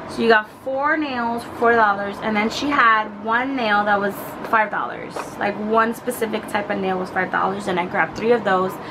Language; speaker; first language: English; native; English